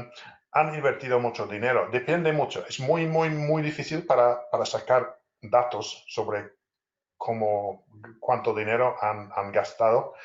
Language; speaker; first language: Spanish; non-native, fluent; English